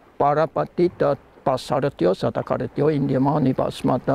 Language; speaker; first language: Nepali; non-native, learner; German